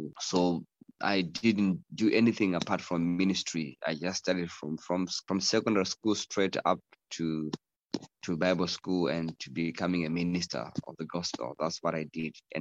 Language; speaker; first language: English; non-native, local second language; Shona